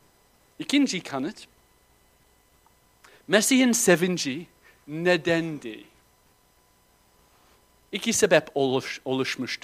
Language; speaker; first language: Turkish; non-native, fluent; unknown